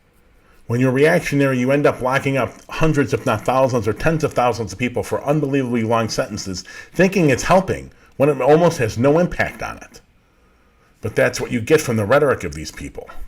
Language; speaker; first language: English; native; English